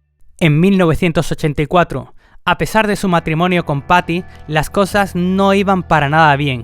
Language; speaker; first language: Spanish; native; Spanish